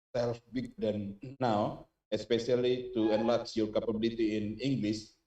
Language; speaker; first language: English; non-native, learner; Indonesian